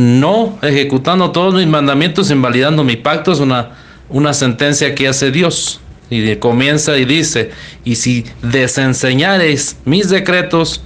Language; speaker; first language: Spanish; native; Spanish